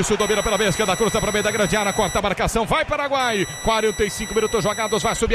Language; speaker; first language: Portuguese; native; Portuguese